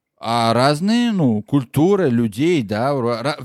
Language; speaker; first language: Russian; early bilingual, heritage; Russian